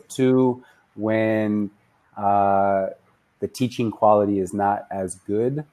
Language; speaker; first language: English; native; English